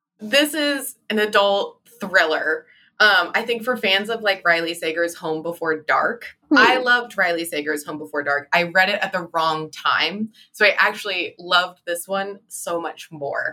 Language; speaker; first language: English; native; English